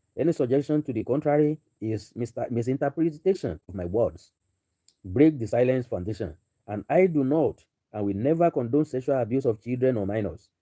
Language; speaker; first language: English; non-native, local second language; Yoruba